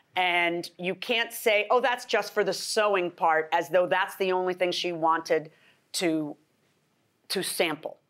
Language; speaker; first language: English; early bilingual, other home language; Spanish